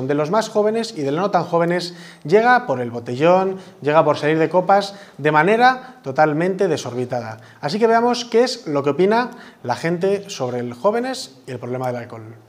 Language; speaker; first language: Spanish; native; Spanish